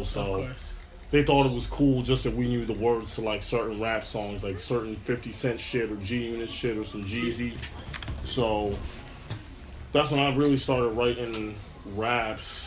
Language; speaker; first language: English; native; English